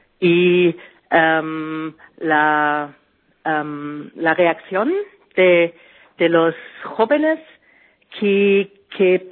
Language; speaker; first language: Spanish; non-native, learner; German